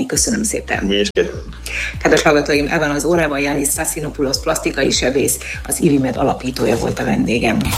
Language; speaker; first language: Hungarian; native; Hungarian